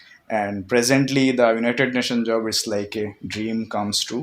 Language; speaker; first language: English; non-native, local second language; Bangla